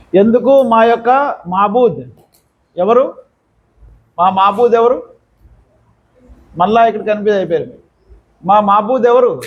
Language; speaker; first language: Telugu; non-native, local second language; Urdu